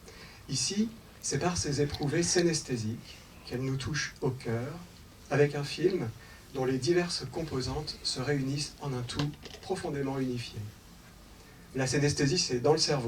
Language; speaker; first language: French; native; French